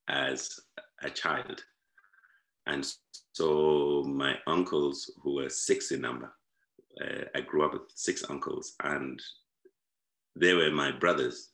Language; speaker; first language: English; non-native, local second language; Shona